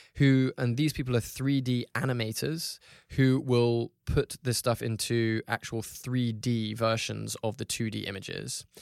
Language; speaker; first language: English; native; English